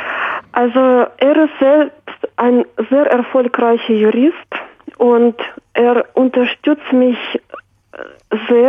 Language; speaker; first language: German; non-native, fluent; Russian